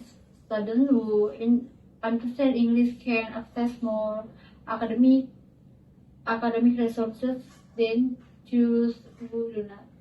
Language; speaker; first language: English; non-native, learner; Indonesian